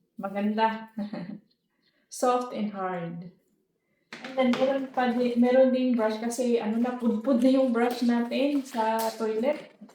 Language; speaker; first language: Filipino; non-native, local second language; Cebuano